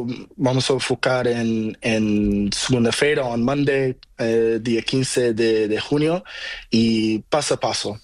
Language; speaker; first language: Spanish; non-native, learner; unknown